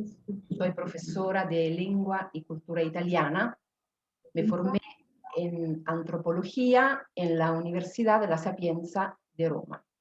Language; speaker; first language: Spanish; non-native, fluent; Italian